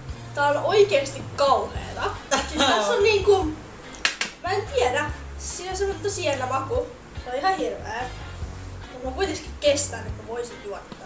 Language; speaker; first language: Finnish; native; Finnish